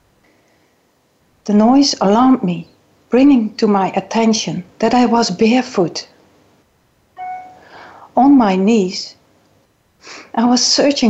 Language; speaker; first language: English; non-native, fluent; Dutch